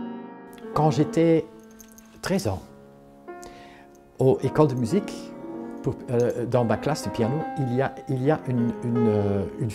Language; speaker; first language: French; non-native, local second language; Dutch